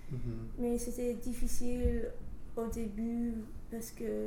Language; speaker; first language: French; non-native, learner; English